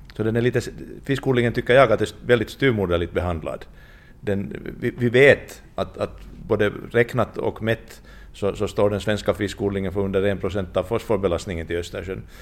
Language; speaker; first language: Swedish; non-native, fluent; Finnish